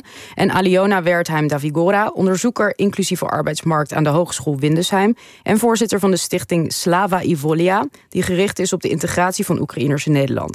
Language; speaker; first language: Dutch; native; Dutch